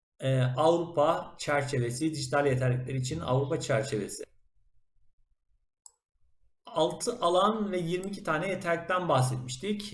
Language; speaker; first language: Turkish; native; Turkish